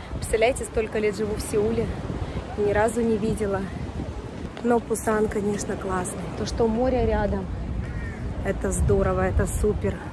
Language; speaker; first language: Russian; native; Russian